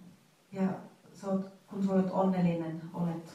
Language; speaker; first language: Finnish; non-native, fluent; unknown